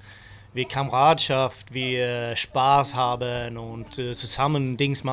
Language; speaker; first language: German; non-native, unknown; Swedish